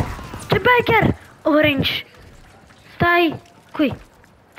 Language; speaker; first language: Italian; native; Italian